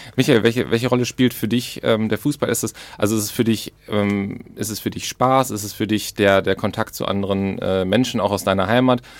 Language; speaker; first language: German; native; German